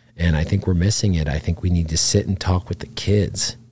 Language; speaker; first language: English; native; English